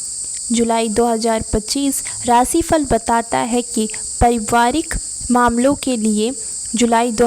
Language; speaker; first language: Hindi; native; Hindi